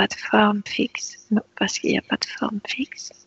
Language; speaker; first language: French; non-native, fluent; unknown